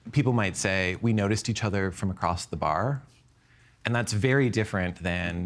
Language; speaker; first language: English; native; English